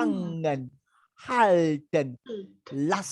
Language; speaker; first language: German; non-native, learner; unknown